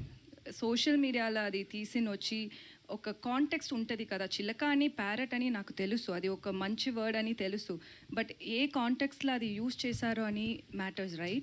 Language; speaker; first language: Telugu; non-native, learner; Tamil